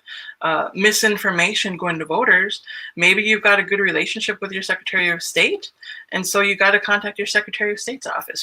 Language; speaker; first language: English; native; English